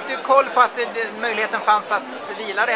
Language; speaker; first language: Swedish; native; Swedish